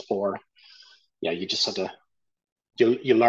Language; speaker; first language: English; native; English